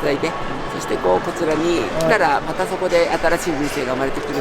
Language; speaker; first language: Japanese; native; Japanese